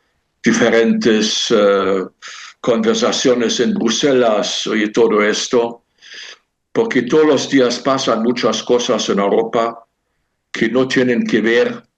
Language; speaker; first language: Spanish; non-native, fluent; German